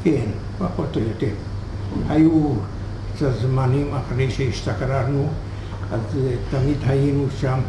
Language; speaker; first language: Hebrew; non-native, fluent; Hungarian